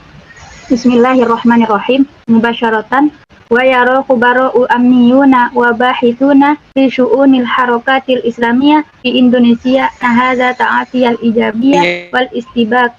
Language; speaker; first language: Arabic; non-native, learner; Indonesian